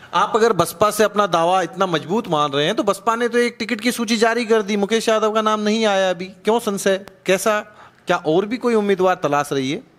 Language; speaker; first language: Hindi; native; Hindi